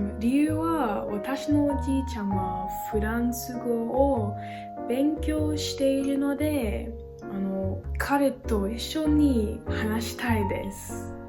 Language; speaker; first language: Japanese; non-native, learner; English